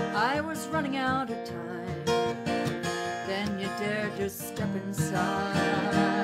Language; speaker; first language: English; native; English